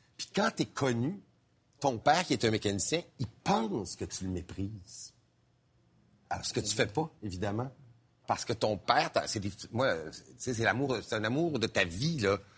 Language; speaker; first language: French; native; French